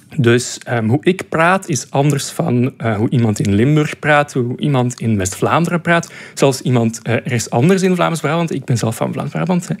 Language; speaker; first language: Dutch; native; Dutch